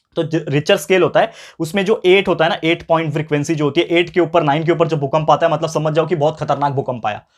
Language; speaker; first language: Hindi; native; Hindi